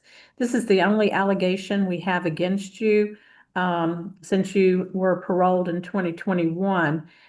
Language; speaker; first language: English; native; English